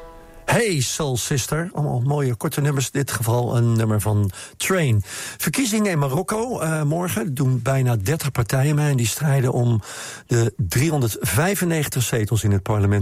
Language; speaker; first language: Dutch; native; Dutch